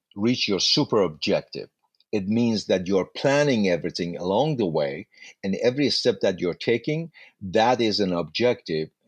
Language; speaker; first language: English; non-native, fluent; Persian